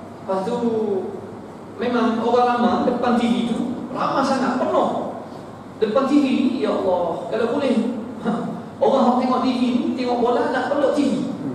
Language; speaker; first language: Malay; non-native, fluent; Arabic